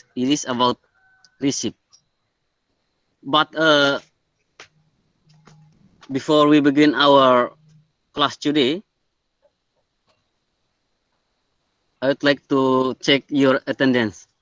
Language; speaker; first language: English; non-native, learner; Indonesian